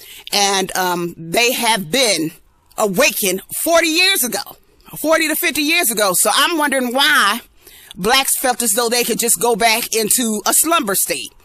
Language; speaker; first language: English; native; English